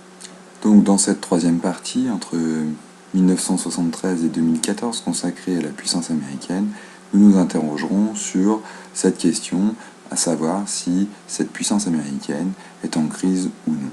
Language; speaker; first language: French; native; French